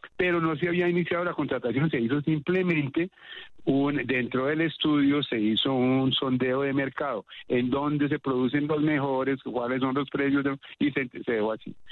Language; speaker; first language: Spanish; native; Spanish